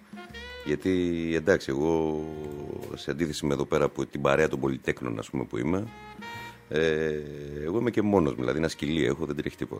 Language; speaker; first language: Greek; native; Greek